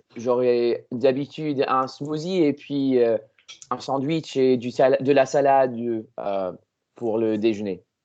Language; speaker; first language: French; non-native, learner; English